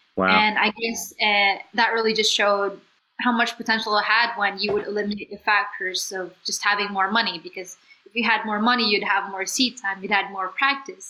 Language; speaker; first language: English; non-native, local second language; Filipino